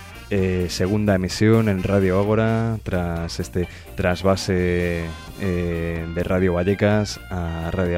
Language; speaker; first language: Spanish; native; Spanish